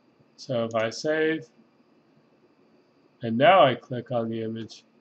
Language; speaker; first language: English; native; English